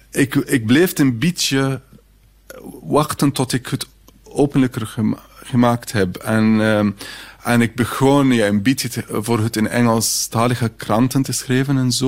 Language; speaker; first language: Dutch; non-native, fluent; Arabic